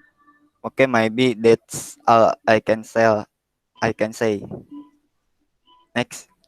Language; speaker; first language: English; non-native, learner; Indonesian